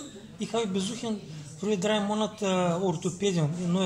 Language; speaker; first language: German; non-native, learner; Bulgarian